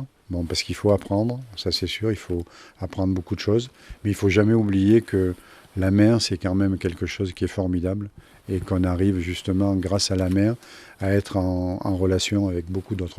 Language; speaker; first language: French; native; French